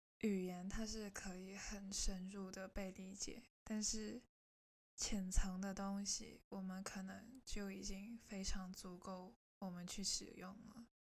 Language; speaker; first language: Chinese; non-native, local second language; Cantonese